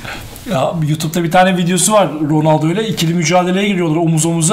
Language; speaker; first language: Turkish; native; Turkish